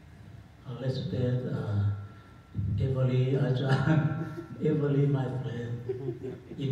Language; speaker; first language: English; non-native, learner; Thai